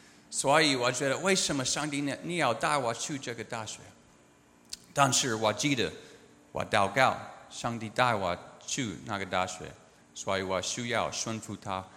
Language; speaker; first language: Chinese; non-native, learner; English